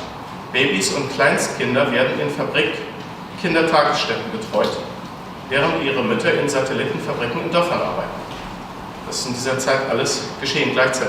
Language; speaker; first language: German; native; German